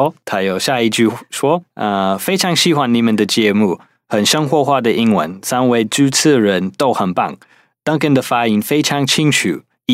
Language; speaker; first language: Chinese; non-native, fluent; English